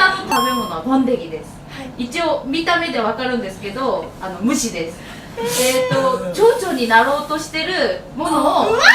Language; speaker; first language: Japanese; non-native, learner; Korean